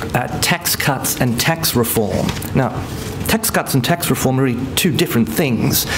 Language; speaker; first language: English; native; English